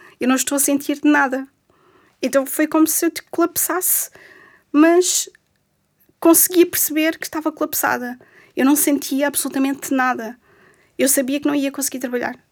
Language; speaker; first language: Portuguese; native; Portuguese